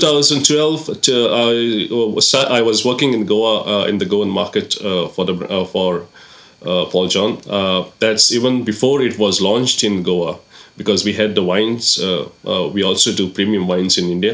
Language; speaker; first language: English; non-native, local second language; Konkani